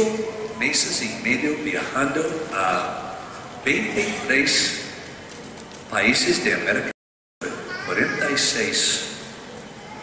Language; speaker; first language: Spanish; non-native, learner; English